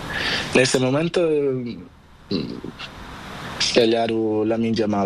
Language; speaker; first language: Spanish; non-native, learner; Portuguese